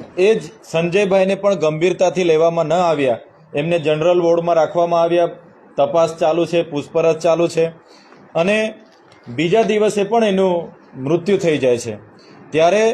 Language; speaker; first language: Gujarati; non-native, local second language; Vasavi